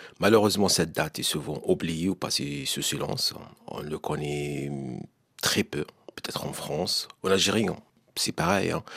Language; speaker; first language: French; non-native, local second language; Arabic